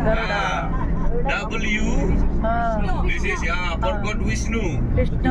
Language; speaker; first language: English; non-native, learner; Balinese